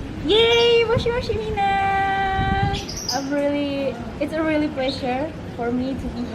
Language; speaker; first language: English; non-native, fluent; Indonesian